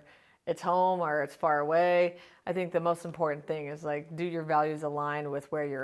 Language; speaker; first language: English; native; English